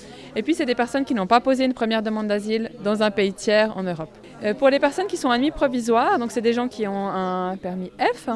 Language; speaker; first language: French; native; French